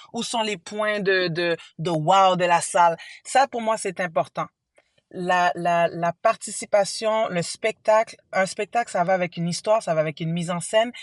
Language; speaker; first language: French; early bilingual, other home language; Haitian Creole